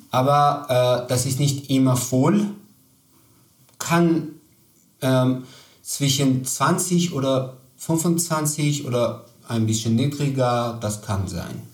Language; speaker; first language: German; non-native, learner; Persian